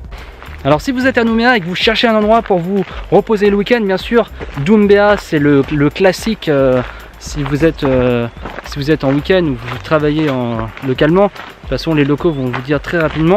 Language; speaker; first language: French; native; French